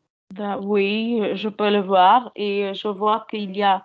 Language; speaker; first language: French; non-native, fluent; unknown